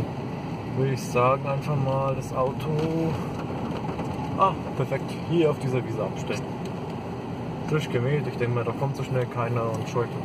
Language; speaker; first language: German; native; German